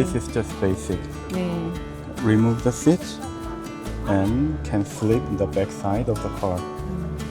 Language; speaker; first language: English; non-native, learner; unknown